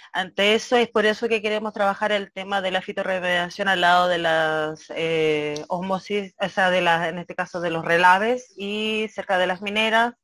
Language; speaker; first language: Spanish; native; Spanish